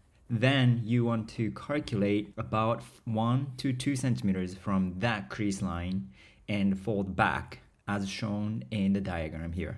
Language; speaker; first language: English; non-native, fluent; Japanese